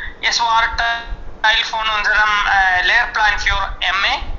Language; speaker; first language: German; non-native, learner; Hindi